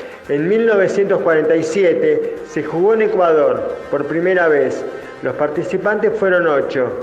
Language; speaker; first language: Spanish; native; Spanish